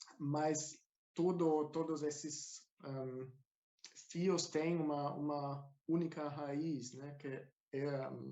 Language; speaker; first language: Portuguese; non-native, fluent; German